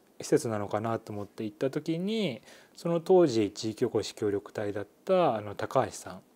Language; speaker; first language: Japanese; native; Japanese